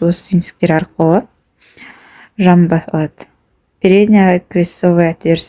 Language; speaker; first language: Russian; non-native, local second language; Kazakh